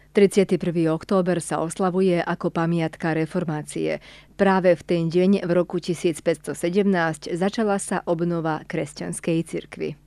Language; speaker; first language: Slovak; native; Slovak